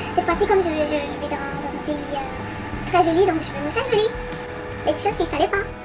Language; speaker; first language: French; non-native, local second language; Haitian Creole